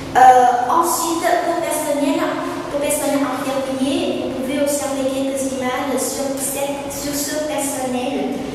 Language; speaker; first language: French; non-native, fluent; Vietnamese